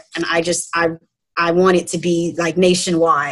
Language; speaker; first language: English; native; English